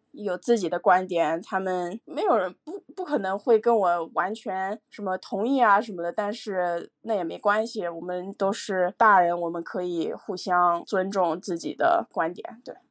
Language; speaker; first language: Chinese; early bilingual, heritage; Chinese